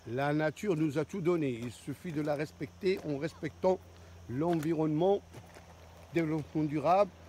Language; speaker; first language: French; non-native, local second language; Arabic